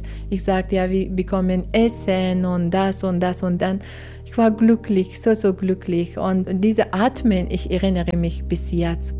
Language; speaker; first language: German; non-native, learner; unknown